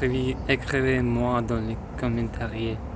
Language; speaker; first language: French; non-native, learner; Russian